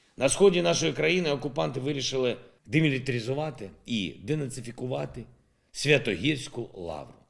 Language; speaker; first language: Ukrainian; non-native, local second language; Russian